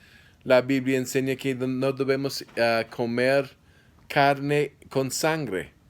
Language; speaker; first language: Spanish; non-native, fluent; English